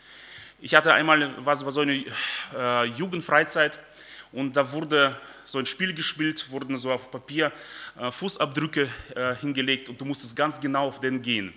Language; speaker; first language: German; early bilingual, other home language; Russian